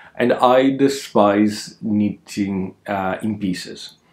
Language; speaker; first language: English; non-native, fluent; Italian